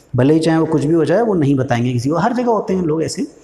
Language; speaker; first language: Hindi; native; Hindi